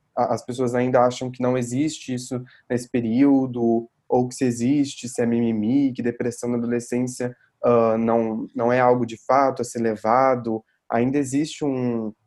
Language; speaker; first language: Portuguese; native; Portuguese